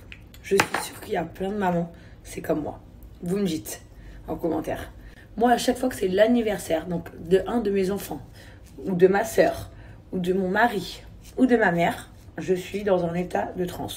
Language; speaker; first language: French; native; French